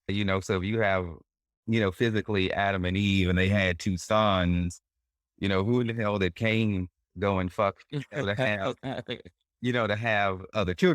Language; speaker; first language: English; native; English